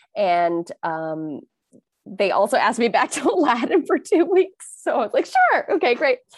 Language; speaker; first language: English; early bilingual, other home language; Thai